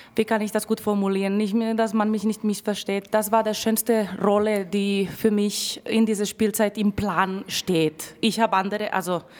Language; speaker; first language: German; non-native, fluent; Spanish